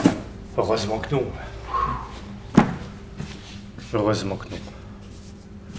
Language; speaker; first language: French; native; French